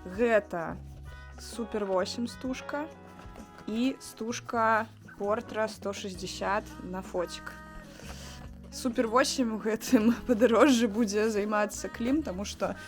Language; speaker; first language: Belarusian; non-native, local second language; Russian